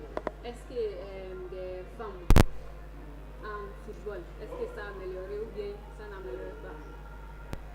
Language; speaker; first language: French; non-native, learner; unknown